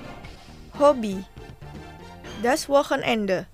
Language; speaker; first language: German; non-native, fluent; Indonesian